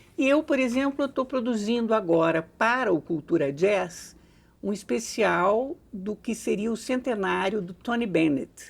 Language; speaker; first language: Portuguese; native; Portuguese